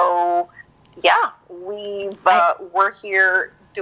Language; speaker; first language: English; non-native, local second language; Filipino